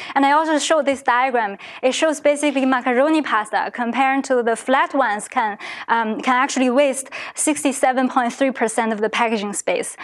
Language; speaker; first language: English; non-native, fluent; Chinese